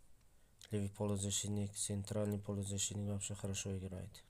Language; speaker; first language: Russian; non-native, fluent; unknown